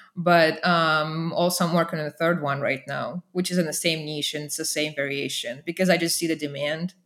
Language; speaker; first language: English; non-native, fluent; Russian